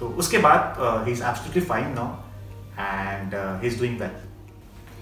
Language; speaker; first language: Hindi; native; Hindi